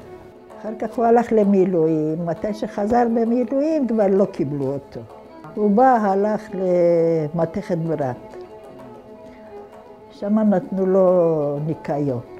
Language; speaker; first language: Hebrew; non-native, fluent; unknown